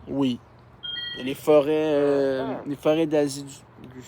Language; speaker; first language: French; native; French